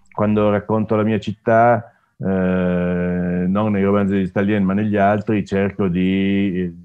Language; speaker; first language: Italian; native; Italian